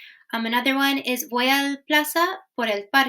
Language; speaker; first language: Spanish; non-native, fluent; English